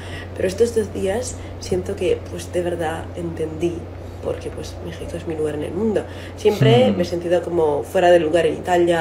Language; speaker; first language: Spanish; non-native, fluent; Italian